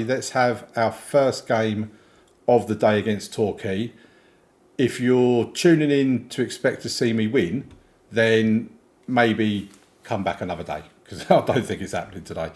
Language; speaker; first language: English; native; English